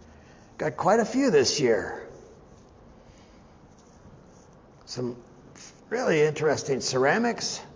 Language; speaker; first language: English; native; English